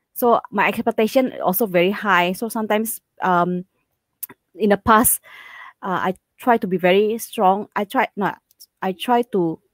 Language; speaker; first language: English; non-native, fluent; Indonesian